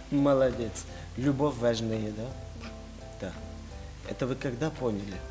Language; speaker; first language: Russian; non-native, fluent; Tajik